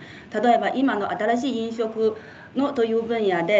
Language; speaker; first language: Japanese; non-native, fluent; Chinese